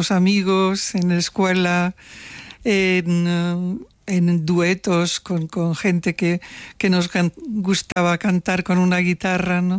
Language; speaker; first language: Spanish; non-native, local second language; Catalan